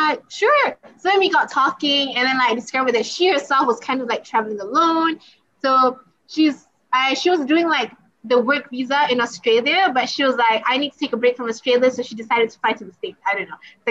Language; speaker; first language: English; non-native, local second language; Malay